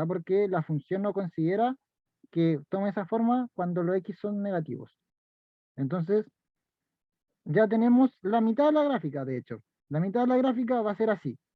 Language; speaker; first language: Spanish; native; Spanish